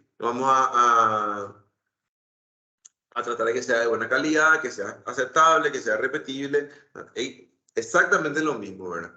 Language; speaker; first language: Spanish; native; Spanish